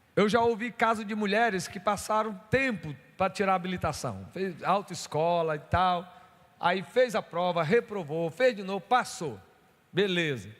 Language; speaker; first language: Portuguese; native; Portuguese